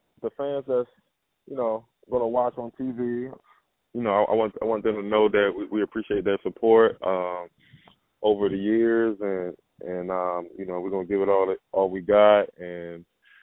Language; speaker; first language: English; native; English